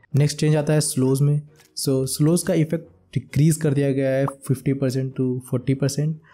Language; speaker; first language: Hindi; native; Hindi